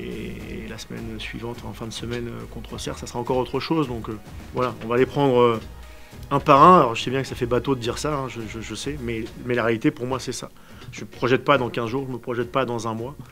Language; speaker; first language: French; native; French